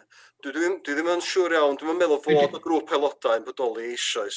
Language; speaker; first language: Welsh; native; Welsh